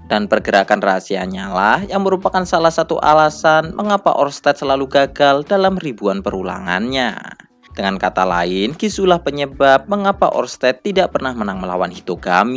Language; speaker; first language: Indonesian; native; Indonesian